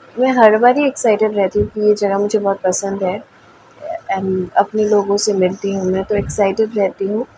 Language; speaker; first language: Hindi; non-native, local second language; Bangla